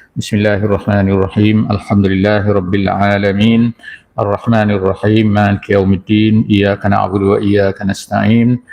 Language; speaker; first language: Malay; native; Malay